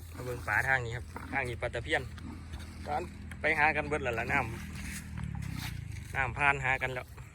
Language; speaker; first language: Thai; non-native, local second language; Northeastern Thai